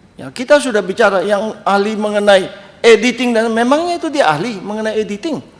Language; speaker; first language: Indonesian; native; Indonesian